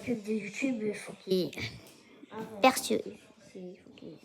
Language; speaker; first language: French; native; French